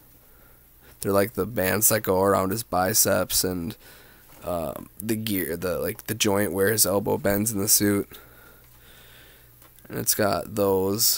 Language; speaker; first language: English; native; English